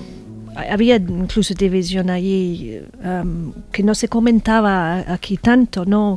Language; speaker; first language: Spanish; non-native, fluent; English